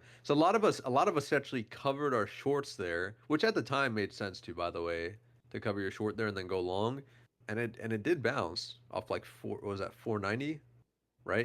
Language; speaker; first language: English; native; English